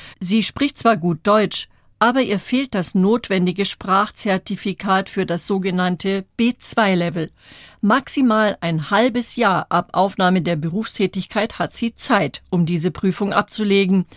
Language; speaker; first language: German; native; German